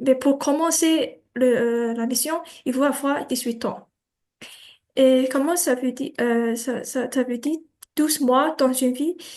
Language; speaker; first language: French; non-native, learner; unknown